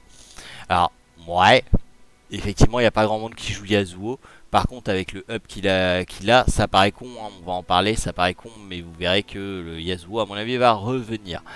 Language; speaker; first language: French; native; French